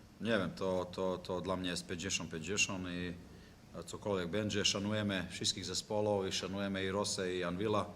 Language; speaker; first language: Polish; non-native, learner; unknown